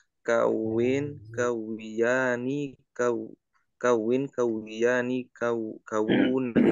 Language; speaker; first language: Arabic; non-native, learner; Indonesian